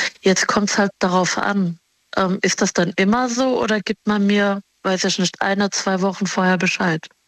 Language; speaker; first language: German; early bilingual, other home language; Arabic